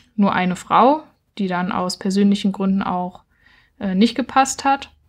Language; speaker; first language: German; native; German